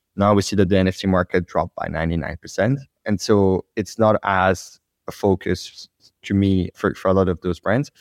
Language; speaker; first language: English; non-native, fluent; French